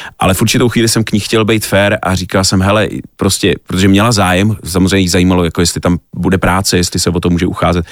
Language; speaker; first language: Czech; native; Czech